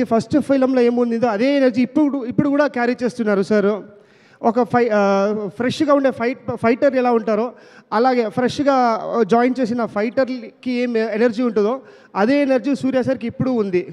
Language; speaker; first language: Telugu; non-native, learner; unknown